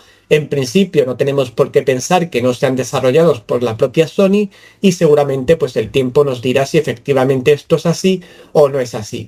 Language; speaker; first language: Spanish; native; Spanish